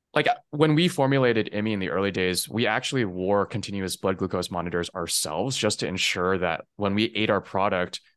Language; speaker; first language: English; early bilingual, other home language; Chinese